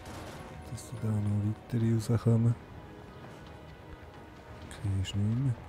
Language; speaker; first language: German; native; German